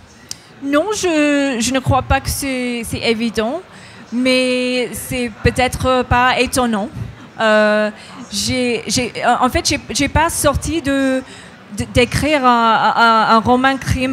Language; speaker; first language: French; non-native, fluent; English